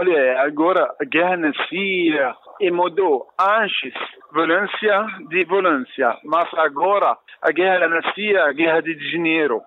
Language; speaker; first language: Portuguese; non-native, learner; Arabic